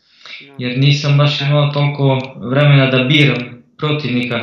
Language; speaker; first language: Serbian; early bilingual, heritage; Croatian